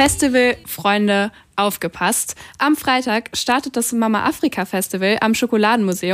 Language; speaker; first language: German; native; German